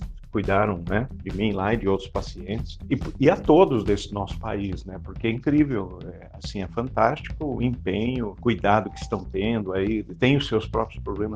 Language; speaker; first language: Portuguese; native; Portuguese